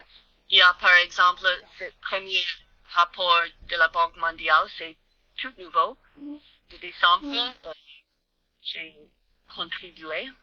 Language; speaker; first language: French; non-native, learner; English